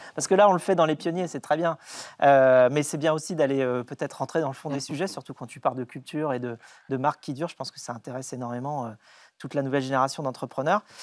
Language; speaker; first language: French; native; French